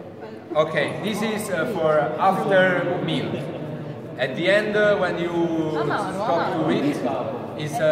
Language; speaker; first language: English; non-native, fluent; Italian